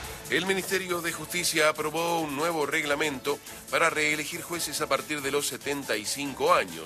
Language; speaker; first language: Spanish; native; Spanish